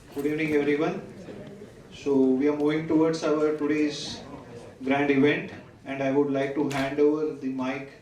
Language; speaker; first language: English; non-native, local second language; Marathi